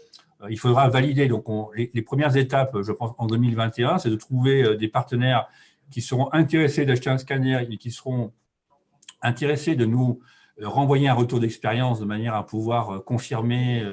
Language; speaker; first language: French; native; French